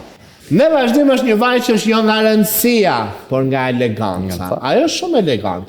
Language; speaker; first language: Albanian; native; Albanian